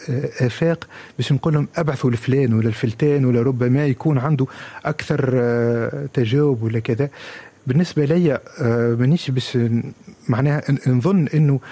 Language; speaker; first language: Arabic; native; Arabic